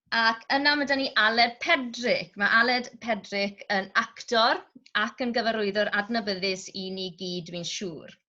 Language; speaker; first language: Welsh; native; Welsh